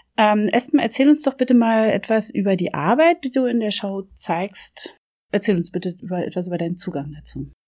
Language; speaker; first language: German; native; German